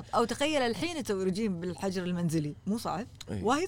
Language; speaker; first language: Arabic; native; Arabic